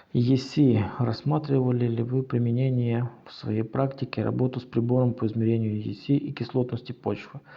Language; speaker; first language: Russian; non-native, local second language; Ukrainian